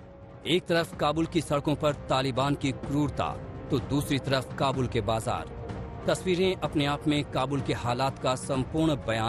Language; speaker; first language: Hindi; native; Hindi